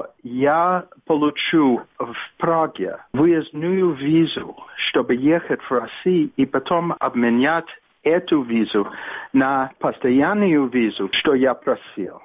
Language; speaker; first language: Russian; non-native, fluent; English